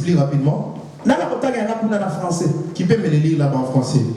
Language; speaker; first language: French; non-native, local second language; Lingala